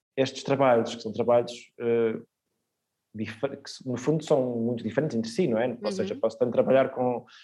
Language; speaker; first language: Portuguese; early bilingual, other home language; Swedish